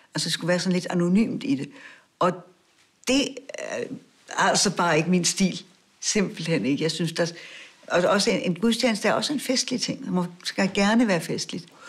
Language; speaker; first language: Danish; native; Danish